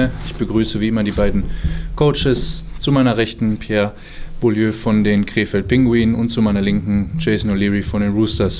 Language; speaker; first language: German; native; German